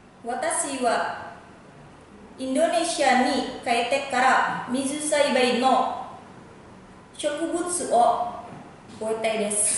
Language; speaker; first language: Japanese; non-native, learner; Indonesian